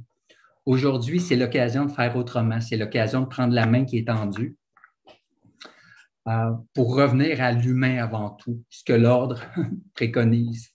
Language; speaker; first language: French; native; French